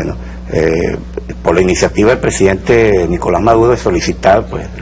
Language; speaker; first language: Spanish; native; Spanish